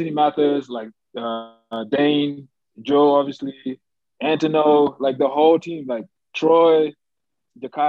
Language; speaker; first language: English; native; English